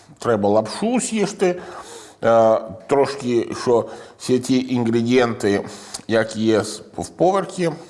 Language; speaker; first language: Ukrainian; non-native, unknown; Italian